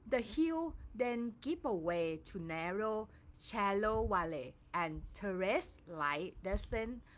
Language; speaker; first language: English; non-native, learner; Thai